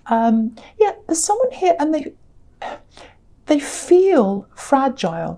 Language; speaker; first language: English; native; English